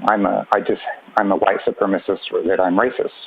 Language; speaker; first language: English; native; English